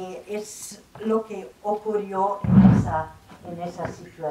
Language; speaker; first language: Spanish; non-native, fluent; German